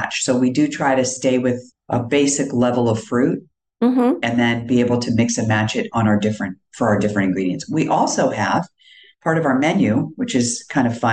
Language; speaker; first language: English; native; English